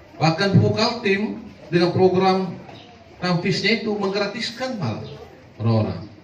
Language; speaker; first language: Indonesian; non-native, local second language; Buginese